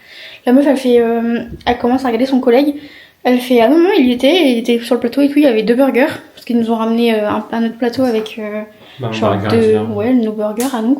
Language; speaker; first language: French; native; French